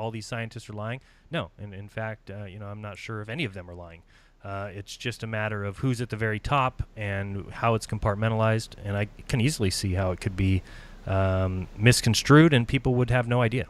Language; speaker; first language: English; native; English